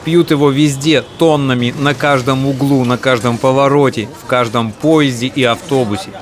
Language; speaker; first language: Russian; native; Russian